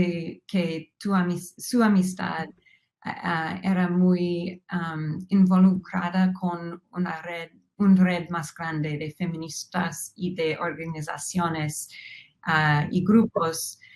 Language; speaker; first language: Spanish; non-native, fluent; English